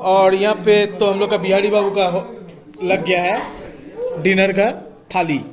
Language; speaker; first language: Hindi; non-native, local second language; Bangla